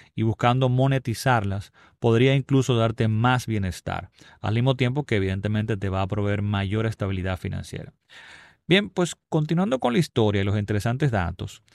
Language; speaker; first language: Spanish; native; Spanish